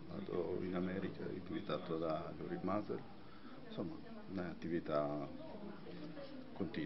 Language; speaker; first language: Italian; non-native, fluent; Albanian